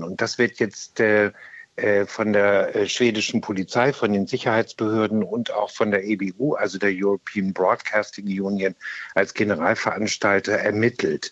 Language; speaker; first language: German; native; German